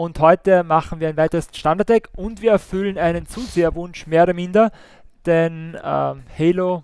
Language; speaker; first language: German; native; German